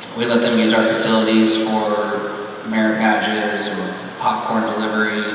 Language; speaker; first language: English; native; English